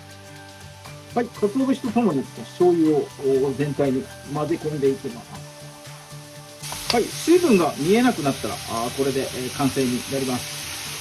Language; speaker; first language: Japanese; native; Japanese